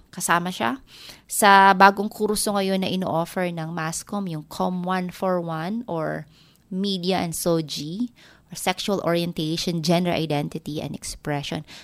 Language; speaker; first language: Filipino; non-native, local second language; Waray